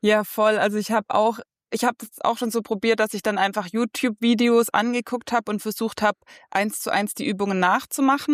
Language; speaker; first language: German; native; German